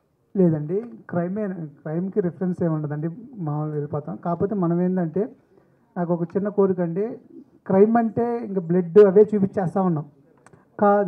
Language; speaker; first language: Telugu; native; Telugu